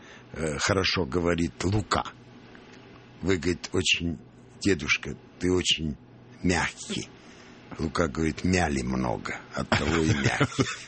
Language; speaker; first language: Russian; non-native, local second language; Armenian